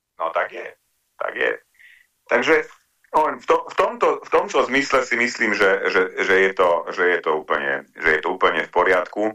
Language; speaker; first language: Slovak; non-native, local second language; Hungarian